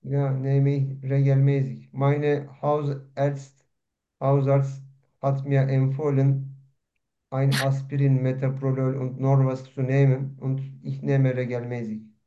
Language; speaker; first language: German; non-native, learner; Turkish